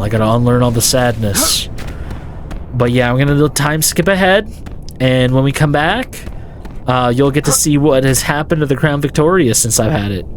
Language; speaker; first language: English; native; English